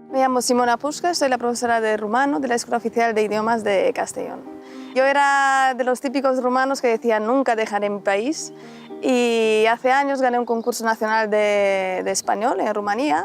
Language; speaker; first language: Spanish; non-native, fluent; Romanian